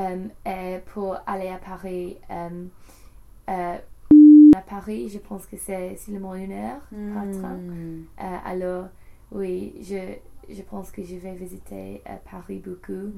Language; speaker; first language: French; non-native, learner; English